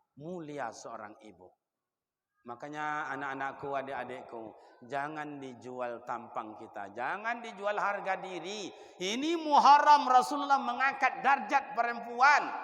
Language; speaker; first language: Malay; non-native, local second language; Minangkabau